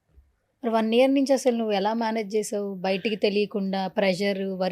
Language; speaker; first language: Telugu; native; Telugu